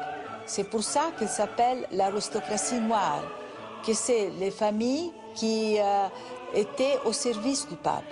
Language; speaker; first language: French; non-native, fluent; Italian